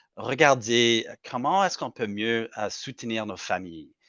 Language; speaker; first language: French; non-native, learner; English